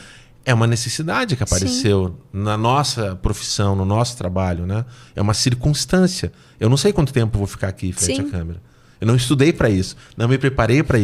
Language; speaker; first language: Portuguese; native; Portuguese